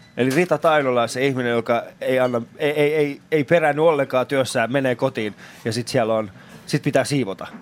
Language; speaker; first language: Finnish; native; Finnish